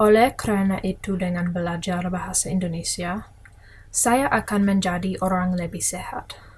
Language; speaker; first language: Indonesian; non-native, learner; English